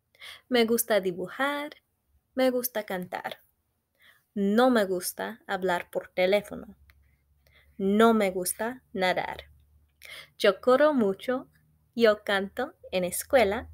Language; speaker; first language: Spanish; non-native, fluent; English